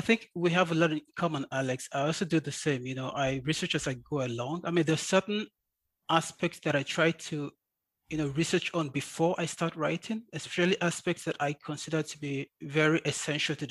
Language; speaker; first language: English; native; English